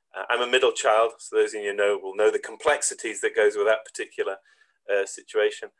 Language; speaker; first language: English; native; English